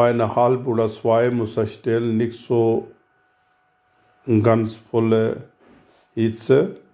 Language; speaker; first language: German; non-native, learner; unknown